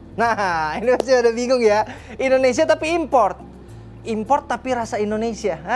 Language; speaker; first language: Indonesian; native; Indonesian